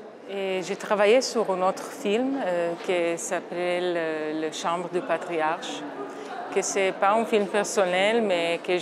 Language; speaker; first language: French; non-native, fluent; Hebrew